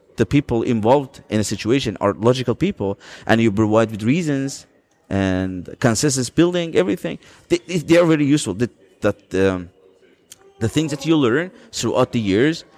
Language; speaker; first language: English; non-native, fluent; Azerbaijani